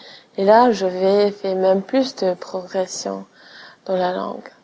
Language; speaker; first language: French; non-native, fluent; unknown